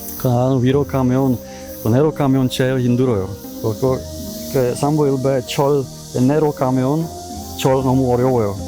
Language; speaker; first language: Korean; non-native, learner; Czech